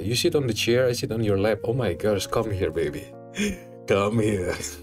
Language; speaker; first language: English; non-native, learner; Indonesian